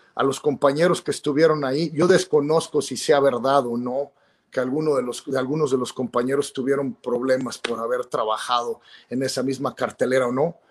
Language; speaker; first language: Spanish; native; Spanish